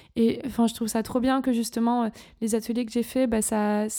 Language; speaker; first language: French; native; French